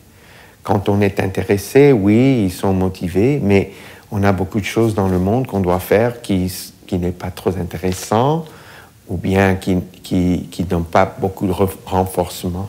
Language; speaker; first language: French; non-native, fluent; English